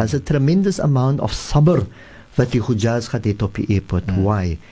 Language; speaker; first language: English; early bilingual, other home language; Afrikaans